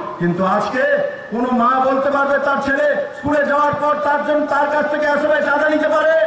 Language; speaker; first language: Bangla; native; Bangla